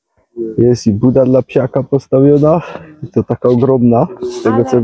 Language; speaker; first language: Polish; native; Polish